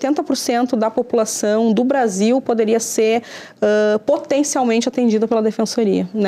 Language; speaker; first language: Portuguese; native; Portuguese